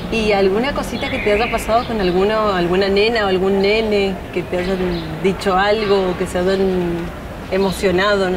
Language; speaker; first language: Spanish; native; Spanish